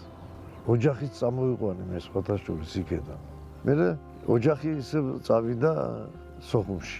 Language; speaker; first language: Georgian; native; Georgian